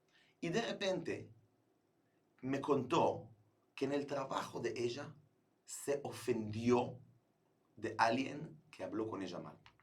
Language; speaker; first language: Spanish; non-native, fluent; Hebrew